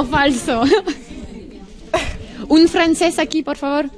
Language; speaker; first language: Spanish; non-native, learner; French